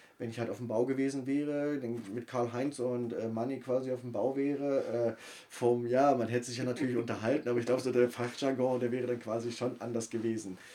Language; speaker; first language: German; native; German